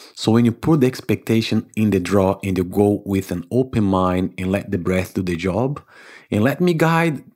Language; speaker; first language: English; non-native, fluent; Portuguese